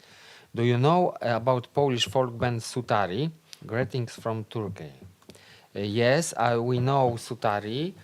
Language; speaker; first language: English; non-native, learner; Polish